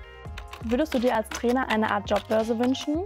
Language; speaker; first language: German; native; German